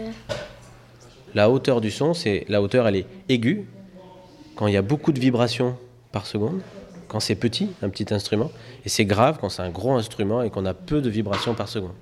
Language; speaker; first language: French; native; French